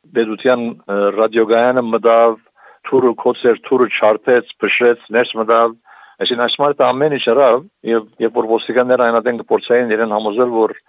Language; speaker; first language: Armenian; native; Armenian